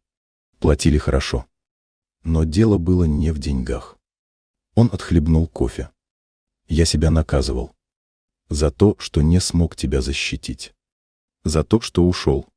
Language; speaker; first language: Russian; native; Russian